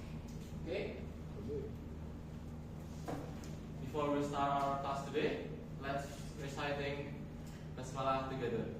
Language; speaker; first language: English; non-native, fluent; Indonesian